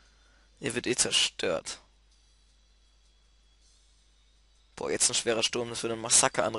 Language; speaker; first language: German; native; German